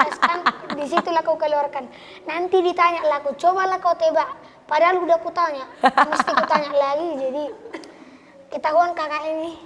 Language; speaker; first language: Indonesian; non-native, local second language; Batak Toba